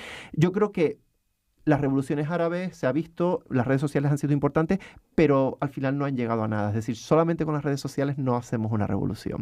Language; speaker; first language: Spanish; native; Spanish